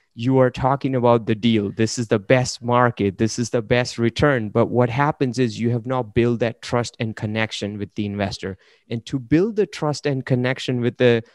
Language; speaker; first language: English; non-native, local second language; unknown